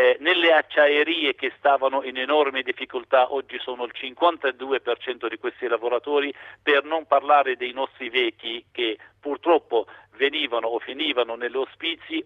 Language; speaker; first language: Italian; non-native, fluent; Arabic